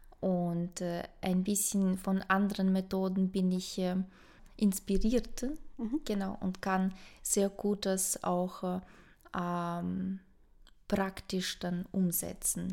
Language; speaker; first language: German; non-native, fluent; Ukrainian